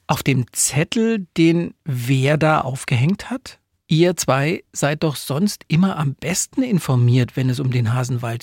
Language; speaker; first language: German; native; German